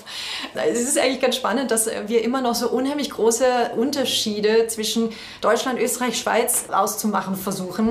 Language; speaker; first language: German; native; German